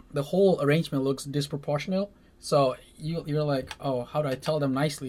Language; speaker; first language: English; non-native, local second language; Malay